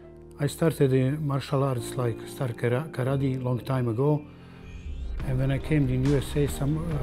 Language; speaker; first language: English; non-native, learner; Croatian